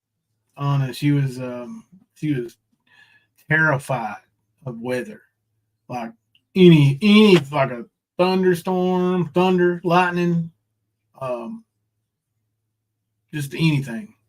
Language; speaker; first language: English; native; English